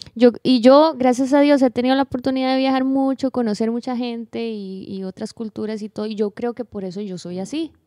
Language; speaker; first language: Spanish; native; Spanish